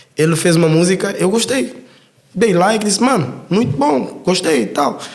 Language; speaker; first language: Portuguese; native; Portuguese